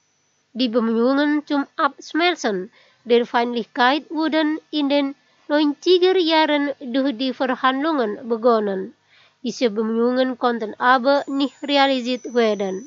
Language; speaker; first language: German; non-native, fluent; Indonesian